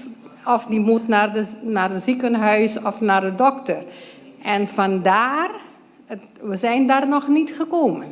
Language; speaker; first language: Dutch; non-native, local second language; Papiamento